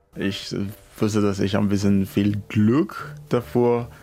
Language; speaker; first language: German; non-native, learner; Spanish